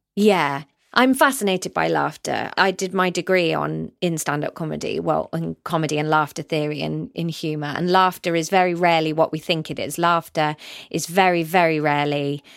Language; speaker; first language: English; native; English